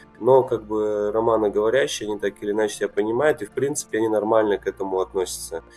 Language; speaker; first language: Russian; early bilingual, other home language; Romanian